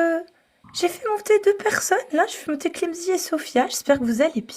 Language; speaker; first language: French; native; French